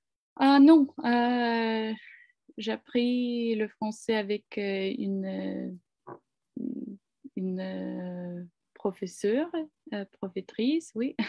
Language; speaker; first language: French; non-native, learner; Ukrainian